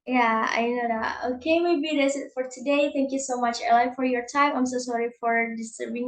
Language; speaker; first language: English; non-native, learner; Indonesian